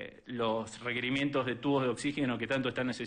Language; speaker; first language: Spanish; native; Spanish